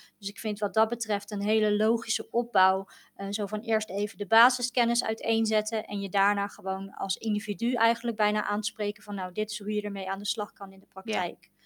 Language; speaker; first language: Dutch; native; Dutch